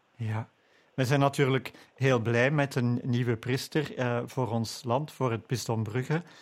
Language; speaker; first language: Dutch; native; Dutch